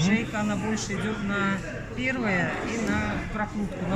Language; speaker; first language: Russian; native; Russian